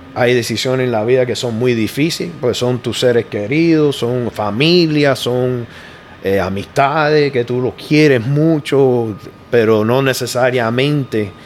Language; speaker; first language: Spanish; early bilingual, heritage; Spanish